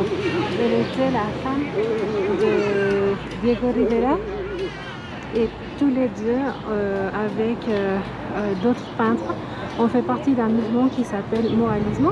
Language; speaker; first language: French; non-native, fluent; Spanish